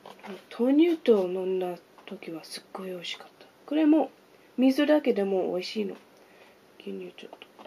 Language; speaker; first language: Japanese; non-native, fluent; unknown